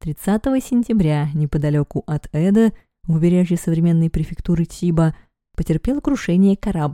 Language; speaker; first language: Russian; native; Russian